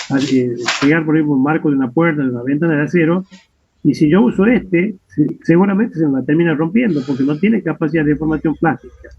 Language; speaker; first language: Spanish; native; Spanish